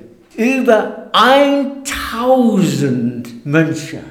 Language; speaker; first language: German; non-native, fluent; English